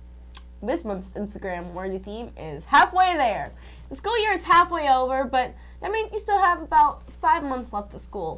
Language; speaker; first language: English; native; English